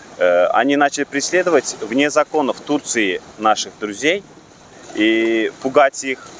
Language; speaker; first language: Russian; non-native, local second language; Turkmen